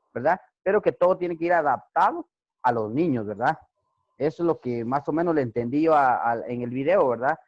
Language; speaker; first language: Spanish; native; Spanish